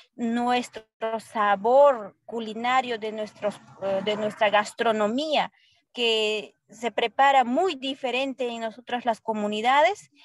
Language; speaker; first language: Spanish; native; Spanish